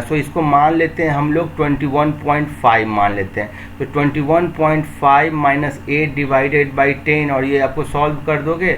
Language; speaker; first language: Hindi; native; Hindi